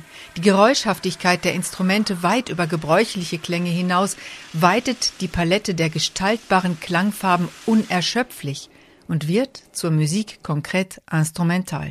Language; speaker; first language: German; native; German